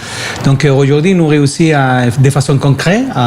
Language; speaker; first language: French; non-native, fluent; Spanish